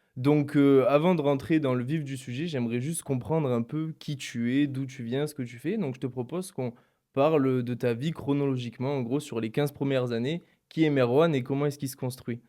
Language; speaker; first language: French; native; French